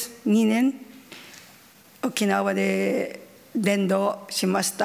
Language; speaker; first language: Japanese; non-native, learner; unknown